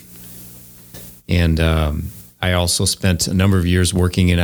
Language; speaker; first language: English; native; English